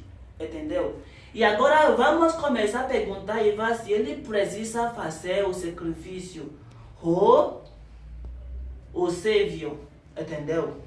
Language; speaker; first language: Portuguese; non-native, learner; Yoruba